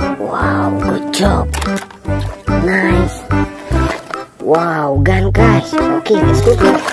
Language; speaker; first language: English; non-native, learner; Indonesian